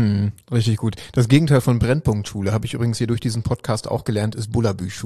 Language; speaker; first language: German; native; German